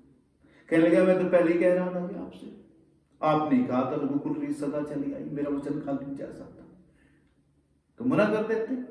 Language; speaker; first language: Hindi; native; Hindi